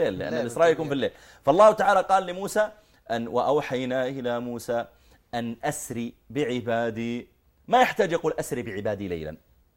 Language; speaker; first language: Arabic; native; Arabic